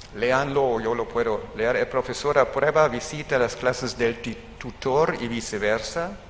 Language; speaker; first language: Spanish; non-native, fluent; German